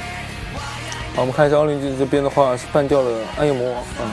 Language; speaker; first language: Chinese; native; Chinese